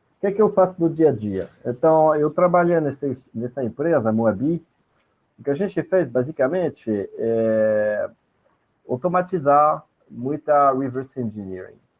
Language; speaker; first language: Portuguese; non-native, fluent; French